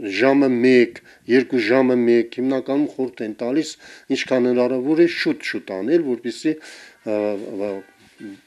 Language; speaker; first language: Armenian; native; Armenian